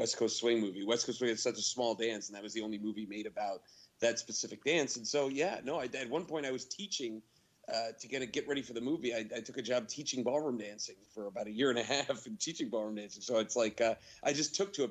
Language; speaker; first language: English; native; English